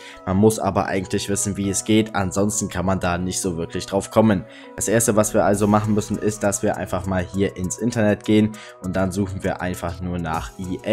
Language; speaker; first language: German; native; German